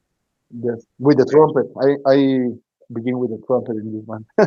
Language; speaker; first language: English; non-native, learner; Spanish